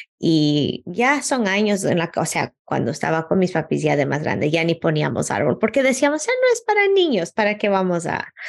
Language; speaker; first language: Spanish; early bilingual, heritage; Spanish